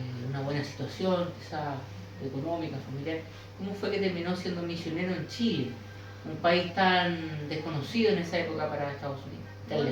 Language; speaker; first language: Spanish; native; Spanish